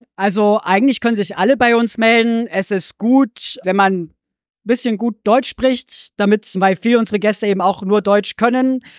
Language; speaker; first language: German; native; German